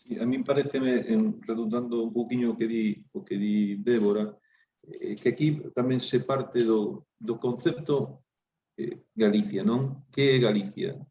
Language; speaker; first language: Galician; native; Galician